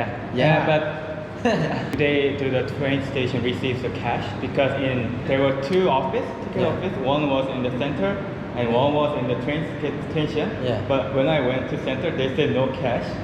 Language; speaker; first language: English; non-native, learner; Korean